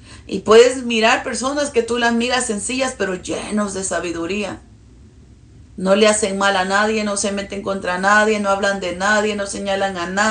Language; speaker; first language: Spanish; early bilingual, heritage; Spanish